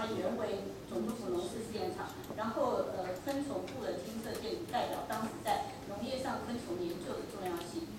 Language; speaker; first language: Chinese; native; Chinese